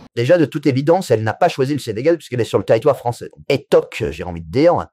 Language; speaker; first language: French; native; French